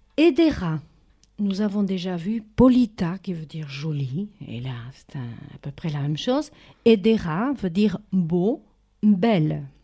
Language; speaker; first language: French; native; French